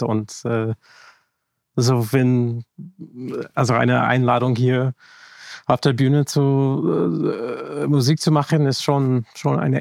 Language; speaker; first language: German; non-native, fluent; English